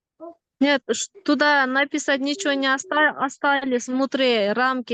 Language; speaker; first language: Russian; non-native, local second language; Kyrgyz